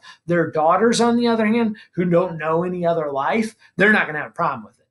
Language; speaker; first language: English; native; English